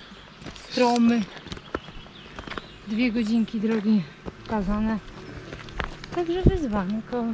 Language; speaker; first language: Polish; native; Polish